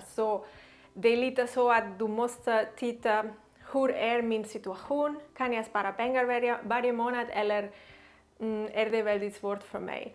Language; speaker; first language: Swedish; non-native, learner; Catalan